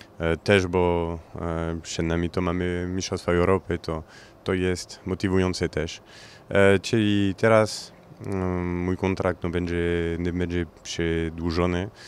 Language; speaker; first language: Polish; non-native, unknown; French